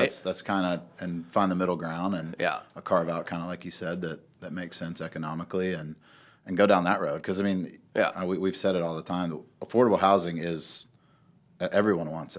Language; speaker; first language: English; native; English